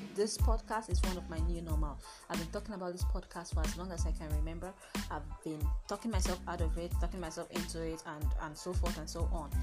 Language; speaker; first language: English; non-native, local second language; Yoruba